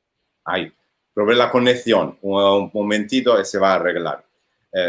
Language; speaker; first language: Spanish; non-native, fluent; Italian